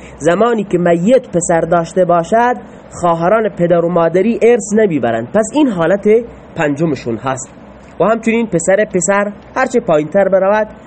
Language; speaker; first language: Persian; non-native, local second language; Baluchi